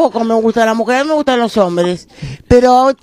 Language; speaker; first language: Spanish; native; Spanish